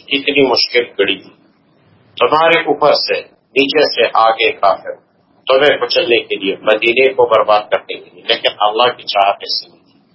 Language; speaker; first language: Urdu; non-native, local second language; Pashto